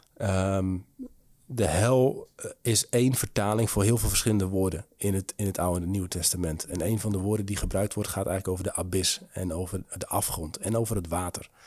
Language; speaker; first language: Dutch; native; Dutch